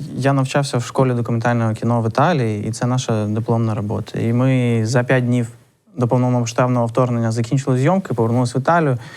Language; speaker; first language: Ukrainian; non-native, local second language; Russian